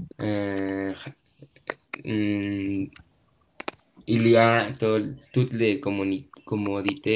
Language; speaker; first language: French; non-native, learner; Spanish